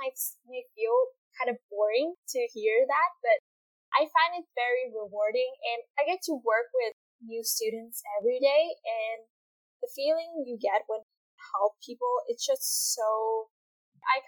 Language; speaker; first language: English; non-native, fluent; Vietnamese